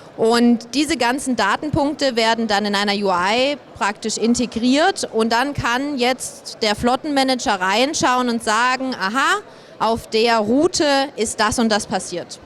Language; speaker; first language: German; native; German